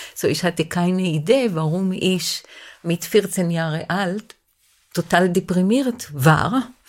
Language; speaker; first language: German; non-native, fluent; Hebrew